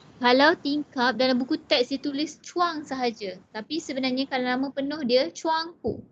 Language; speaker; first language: Malay; non-native, local second language; Chinese